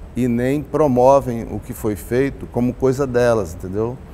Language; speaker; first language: Portuguese; native; Portuguese